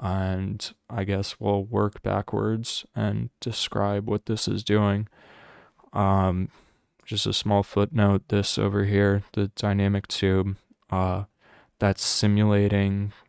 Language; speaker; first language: English; native; English